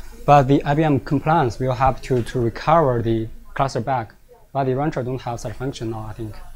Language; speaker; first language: English; non-native, fluent; Chinese